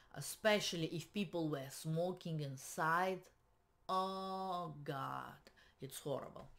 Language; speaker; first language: English; non-native, fluent; Russian